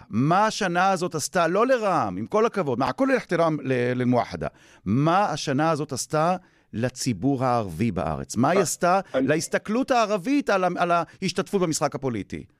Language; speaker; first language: Hebrew; native; Hebrew